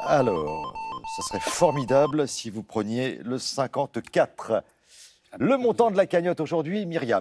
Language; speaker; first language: French; native; French